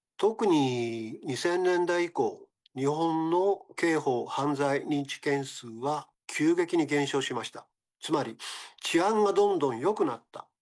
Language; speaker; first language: Japanese; native; Japanese